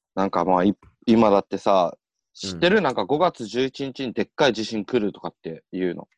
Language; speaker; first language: Japanese; native; Japanese